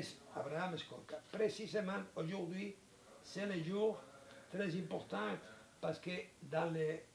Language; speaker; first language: French; non-native, learner; Spanish